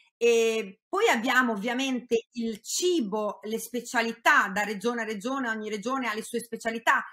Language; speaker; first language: Italian; native; Italian